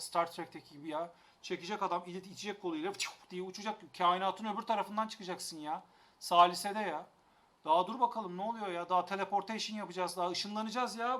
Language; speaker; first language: Turkish; native; Turkish